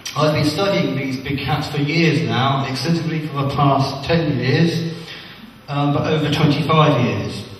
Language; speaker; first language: English; native; English